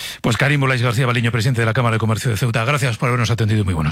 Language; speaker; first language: Spanish; native; Spanish